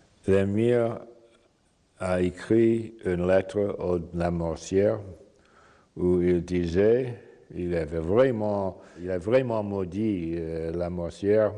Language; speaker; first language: French; non-native, fluent; English